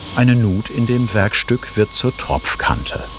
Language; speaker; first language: German; native; German